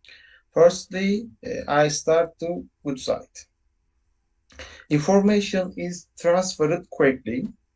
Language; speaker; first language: English; non-native, learner; Turkish